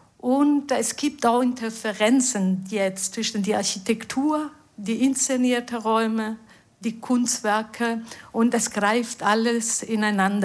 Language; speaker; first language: German; non-native, fluent; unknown